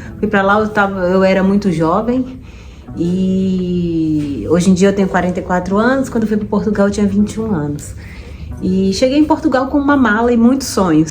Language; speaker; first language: Portuguese; native; Portuguese